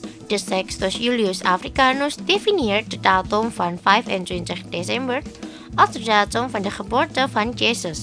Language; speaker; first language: Dutch; non-native, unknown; Indonesian